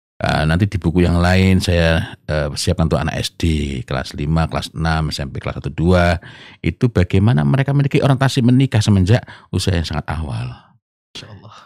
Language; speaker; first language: Indonesian; non-native, local second language; Javanese